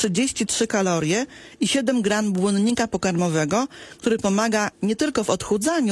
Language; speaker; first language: Polish; native; Polish